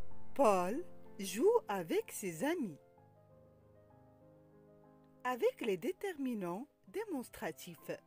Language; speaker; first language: French; non-native, local second language; Arabic